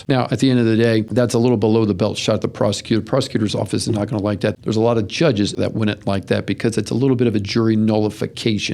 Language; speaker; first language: English; native; English